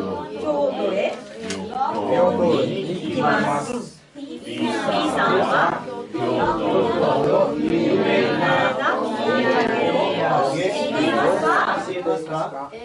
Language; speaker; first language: Japanese; non-native, fluent; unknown